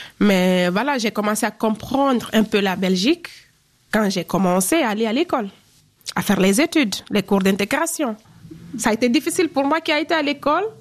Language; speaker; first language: French; non-native, local second language; Fula